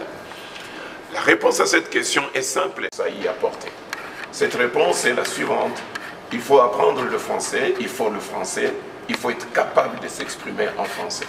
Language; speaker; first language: French; non-native, local second language; Lingala